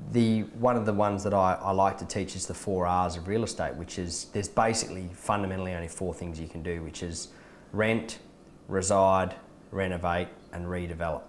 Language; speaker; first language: English; native; English